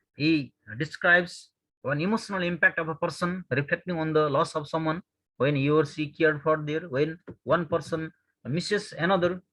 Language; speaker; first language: English; non-native, local second language; Nepali